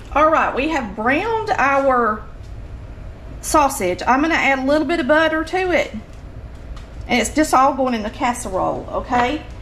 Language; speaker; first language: English; native; English